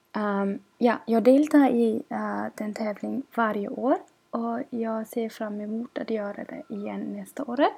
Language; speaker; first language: Swedish; non-native, learner; German